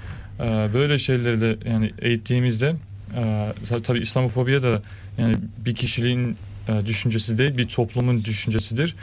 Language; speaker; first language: Turkish; early bilingual, heritage; Turkish